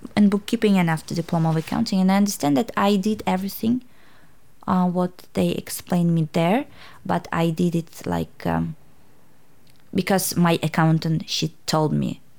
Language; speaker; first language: English; non-native, fluent; Uzbek